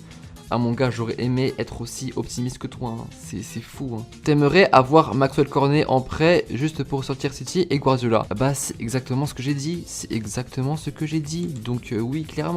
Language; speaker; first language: French; native; French